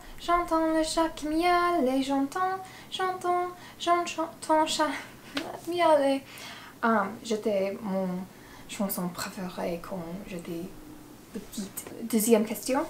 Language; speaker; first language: French; non-native, learner; English